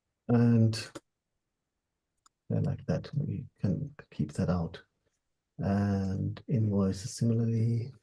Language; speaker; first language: English; non-native, fluent; German